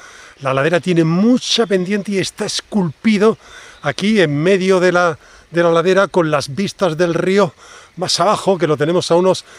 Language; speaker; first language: Spanish; native; Spanish